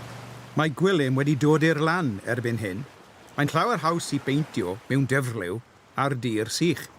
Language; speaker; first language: Welsh; native; Welsh